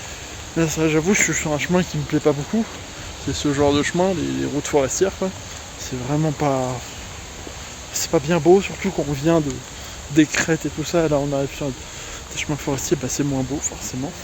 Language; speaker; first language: French; native; French